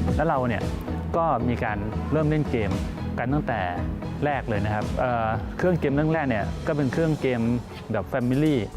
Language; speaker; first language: Thai; native; Thai